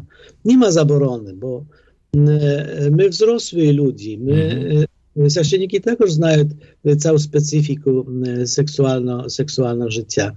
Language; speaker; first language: Polish; non-native, fluent; Ukrainian